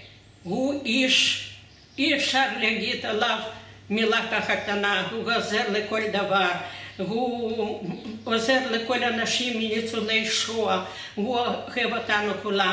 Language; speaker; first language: Hebrew; non-native, fluent; Russian